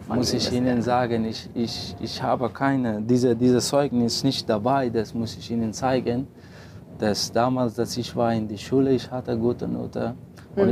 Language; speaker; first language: German; non-native, learner; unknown